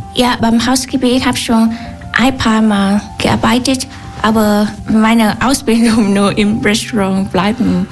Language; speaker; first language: German; non-native, learner; Vietnamese